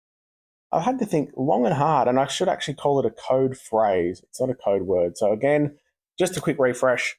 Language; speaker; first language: English; native; English